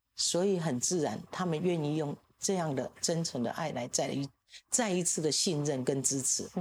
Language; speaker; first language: Chinese; native; Chinese